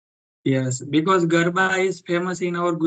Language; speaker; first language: English; non-native, learner; Gujarati